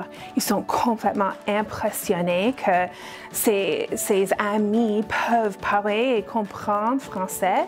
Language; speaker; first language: French; non-native, fluent; English